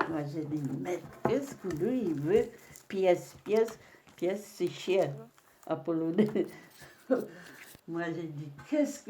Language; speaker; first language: French; non-native, learner; Polish